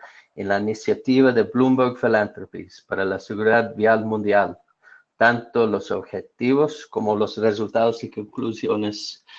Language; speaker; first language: Spanish; non-native, fluent; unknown